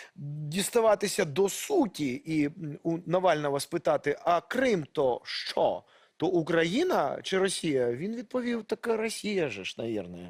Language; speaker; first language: Ukrainian; non-native, local second language; Russian